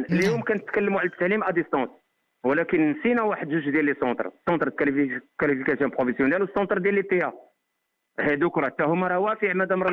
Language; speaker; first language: Arabic; native; Arabic